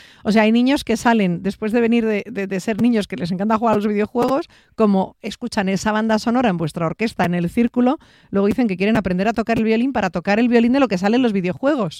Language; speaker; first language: Spanish; native; Spanish